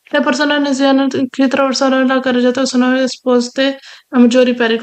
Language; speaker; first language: Italian; non-native, fluent; Urdu